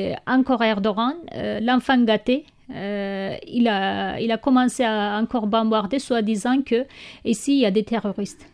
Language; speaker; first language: French; non-native, learner; Kurdish